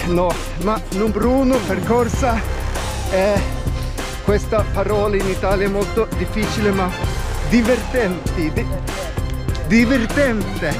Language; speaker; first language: Italian; non-native, learner; Swedish